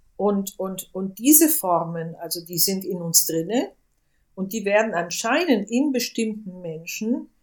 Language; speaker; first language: German; non-native, fluent; Italian